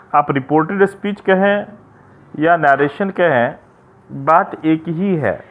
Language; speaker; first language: Hindi; native; Hindi